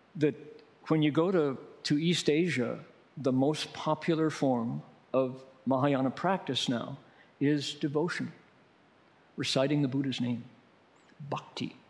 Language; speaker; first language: English; native; English